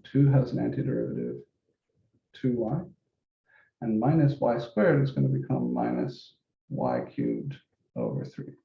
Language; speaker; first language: English; native; English